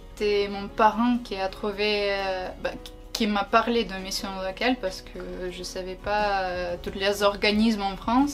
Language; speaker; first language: French; non-native, learner; Ukrainian